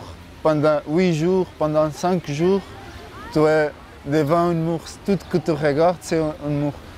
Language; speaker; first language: French; non-native, fluent; Portuguese